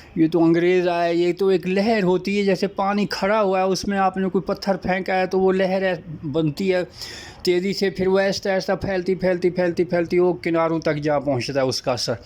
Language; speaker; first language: Urdu; non-native, local second language; Saraiki